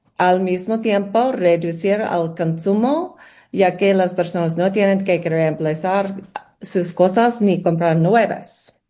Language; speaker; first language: Spanish; non-native, learner; English